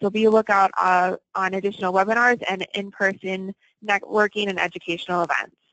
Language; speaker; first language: English; native; English